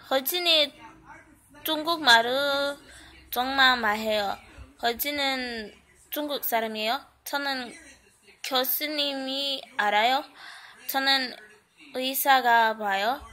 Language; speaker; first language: Korean; non-native, learner; English